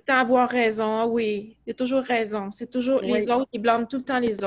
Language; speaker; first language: French; native; French